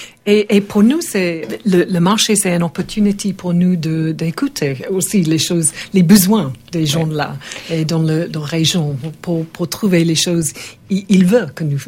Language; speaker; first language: French; non-native, learner; English